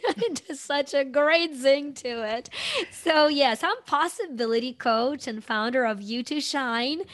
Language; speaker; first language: English; non-native, fluent; Ukrainian